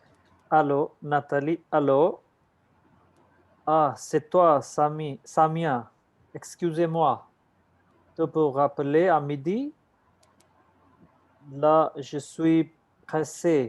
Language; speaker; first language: French; non-native, learner; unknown